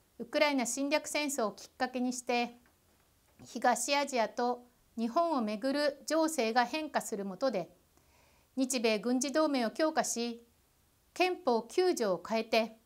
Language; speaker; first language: Japanese; native; Japanese